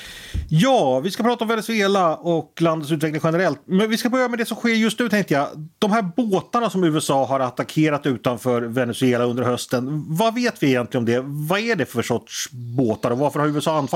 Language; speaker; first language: Swedish; native; Swedish